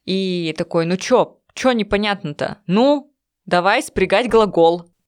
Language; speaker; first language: Russian; native; Russian